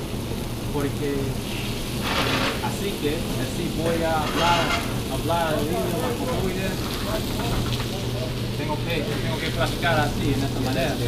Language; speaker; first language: Spanish; non-native, learner; English